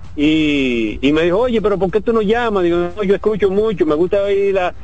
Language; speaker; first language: Spanish; native; Spanish